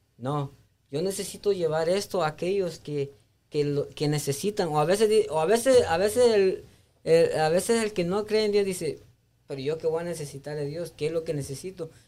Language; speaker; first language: Spanish; native; Spanish